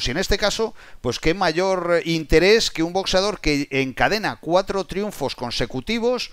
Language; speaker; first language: Spanish; native; Spanish